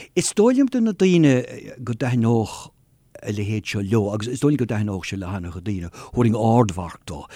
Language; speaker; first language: Irish; non-native, local second language; English